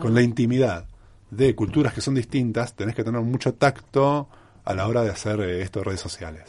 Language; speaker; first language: Spanish; native; Spanish